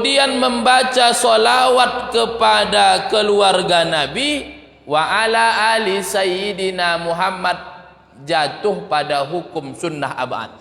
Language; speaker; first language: Indonesian; native; Indonesian